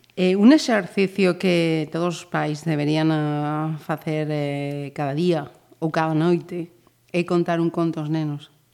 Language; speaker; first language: Galician; native; Galician